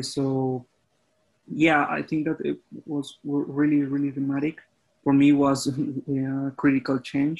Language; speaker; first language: English; non-native, fluent; Spanish